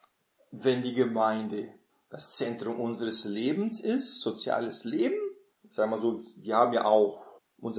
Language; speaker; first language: German; non-native, fluent; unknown